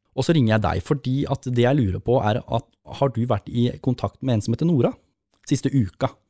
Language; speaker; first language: Norwegian; native; Norwegian